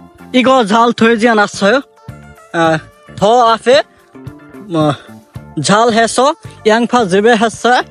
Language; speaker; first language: Korean; non-native, learner; Bangla